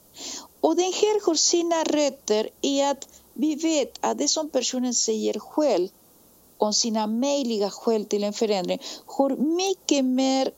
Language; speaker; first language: Swedish; non-native, fluent; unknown